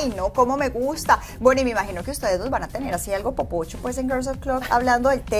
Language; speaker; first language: Spanish; native; Spanish